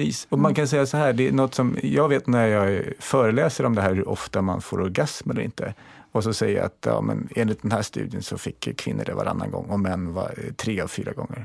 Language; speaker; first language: Swedish; native; Swedish